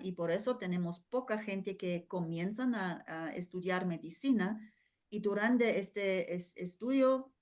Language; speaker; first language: Spanish; non-native, fluent; German